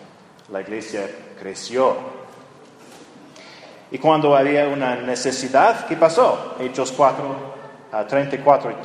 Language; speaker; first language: Spanish; non-native, fluent; English